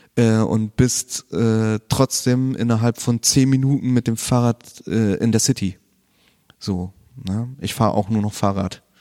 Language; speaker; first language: German; native; German